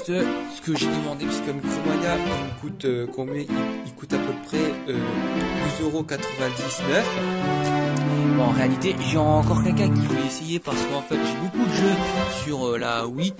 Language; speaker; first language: French; native; French